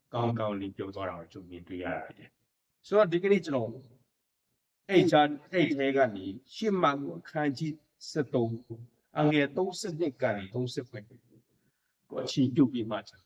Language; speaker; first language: Burmese; non-native, local second language; Tedim Chin